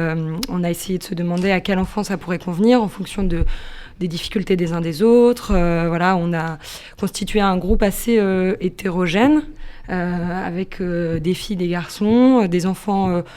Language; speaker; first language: French; native; French